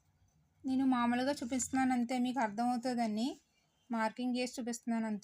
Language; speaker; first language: Telugu; native; Telugu